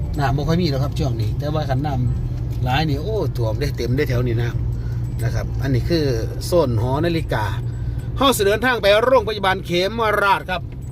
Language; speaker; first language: Thai; native; Thai